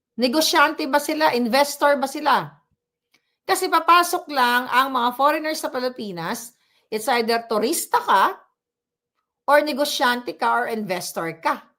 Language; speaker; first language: Filipino; non-native, local second language; Cebuano